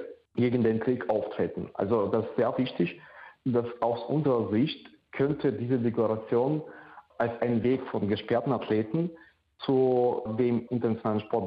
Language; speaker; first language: German; non-native, fluent; Russian